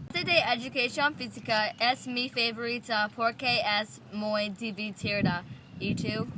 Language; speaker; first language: Spanish; non-native, learner; English